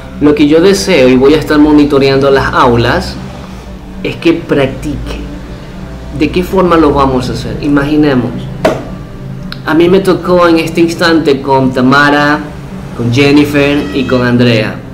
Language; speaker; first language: Spanish; native; Spanish